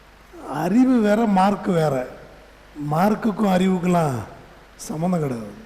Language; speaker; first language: Tamil; native; Tamil